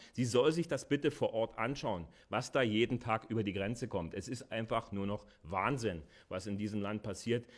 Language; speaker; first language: German; native; German